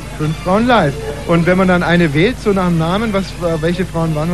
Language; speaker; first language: German; native; German